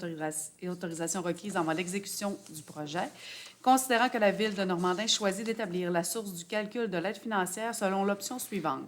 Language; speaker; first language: French; native; French